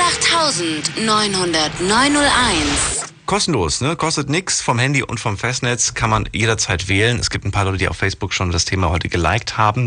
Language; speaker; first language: German; native; German